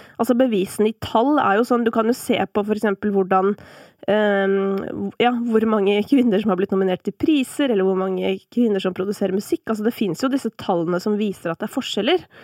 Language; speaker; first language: Norwegian; native; Norwegian